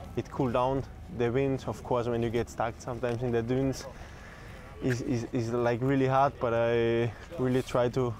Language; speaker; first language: English; native; English